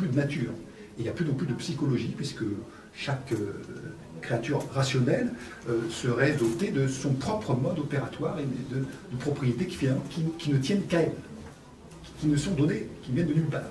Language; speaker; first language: French; native; French